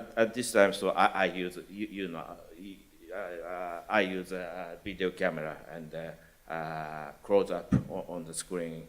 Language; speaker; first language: English; non-native, learner; Japanese